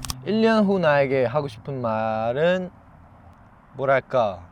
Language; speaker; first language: Korean; non-native, fluent; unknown